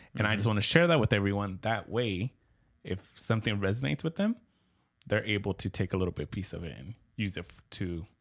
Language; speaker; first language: English; early bilingual, other home language; Spanish